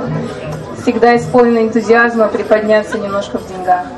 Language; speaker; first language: Russian; native; Russian